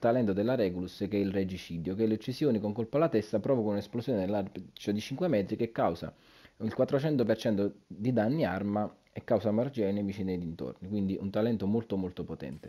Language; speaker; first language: Italian; native; Italian